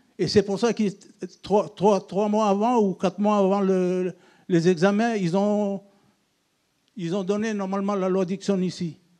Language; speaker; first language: French; non-native, local second language; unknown